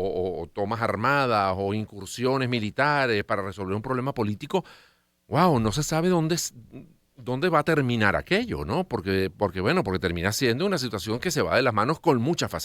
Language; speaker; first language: Spanish; native; Spanish